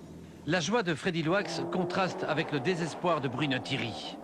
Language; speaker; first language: French; native; French